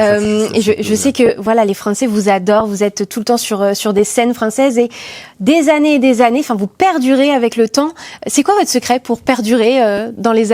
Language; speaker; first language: French; native; French